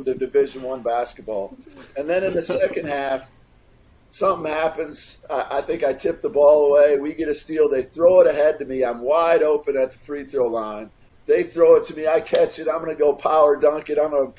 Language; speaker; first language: English; native; English